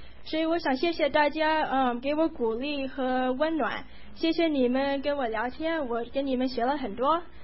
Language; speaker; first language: Chinese; early bilingual, heritage; Chinese